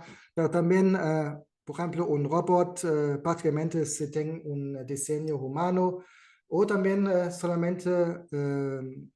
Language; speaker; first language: Spanish; non-native, fluent; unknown